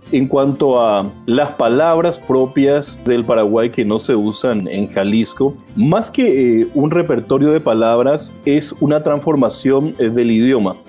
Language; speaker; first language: Spanish; native; Spanish